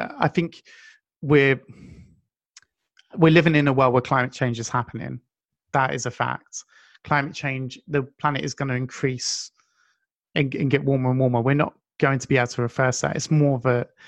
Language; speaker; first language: English; native; English